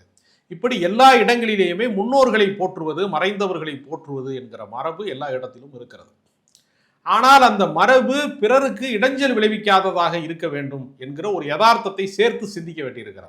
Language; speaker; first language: Tamil; native; Tamil